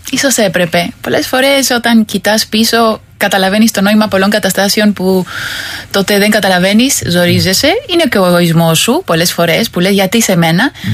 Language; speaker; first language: Greek; non-native, fluent; Spanish